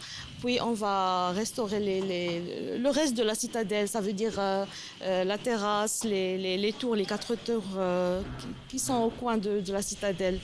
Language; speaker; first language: French; non-native, local second language; Arabic